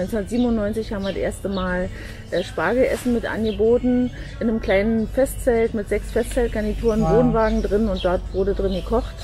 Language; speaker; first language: German; native; German